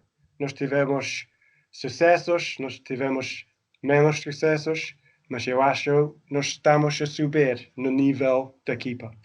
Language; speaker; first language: Portuguese; non-native, fluent; English